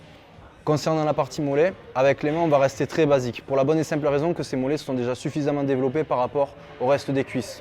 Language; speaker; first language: French; native; French